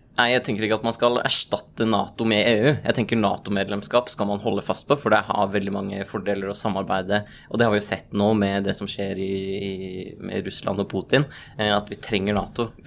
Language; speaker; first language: Norwegian; native; Norwegian